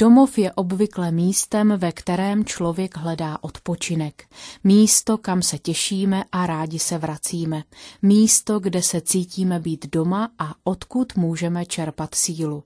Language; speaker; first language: Czech; native; Czech